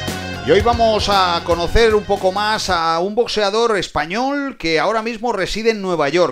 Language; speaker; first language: Spanish; native; Spanish